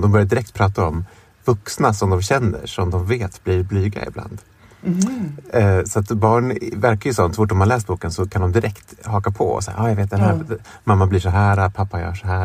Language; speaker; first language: Swedish; native; Swedish